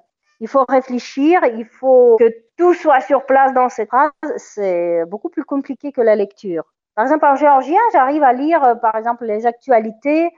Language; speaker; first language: French; non-native, fluent; Russian